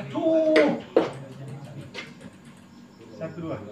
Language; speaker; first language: Indonesian; native; Indonesian